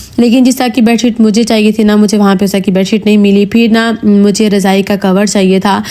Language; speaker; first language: Urdu; native; Urdu